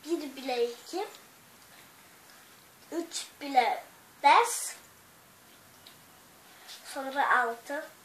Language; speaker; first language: Turkish; non-native, learner; Tatar